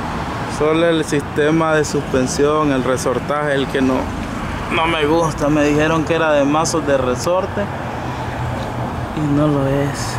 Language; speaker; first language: Spanish; native; Spanish